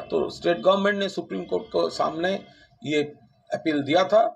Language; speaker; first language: Hindi; non-native, local second language; Bangla